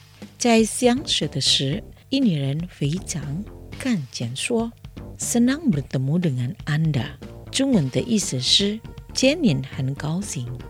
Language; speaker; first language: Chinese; non-native, fluent; Indonesian